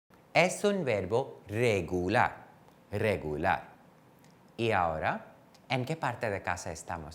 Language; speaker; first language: Spanish; non-native, fluent; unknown